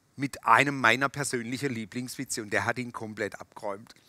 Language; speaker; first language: German; native; German